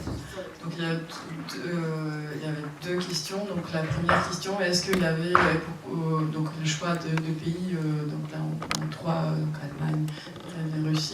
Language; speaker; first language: French; non-native, fluent; Russian